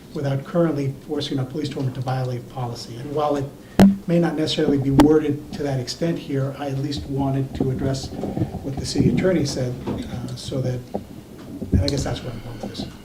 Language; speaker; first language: English; early bilingual, other home language; Spanish